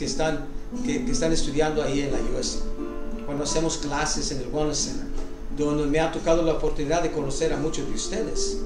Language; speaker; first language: Spanish; early bilingual, other home language; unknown